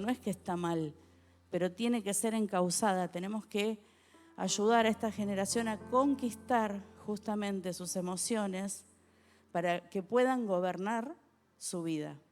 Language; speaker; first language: Spanish; native; Spanish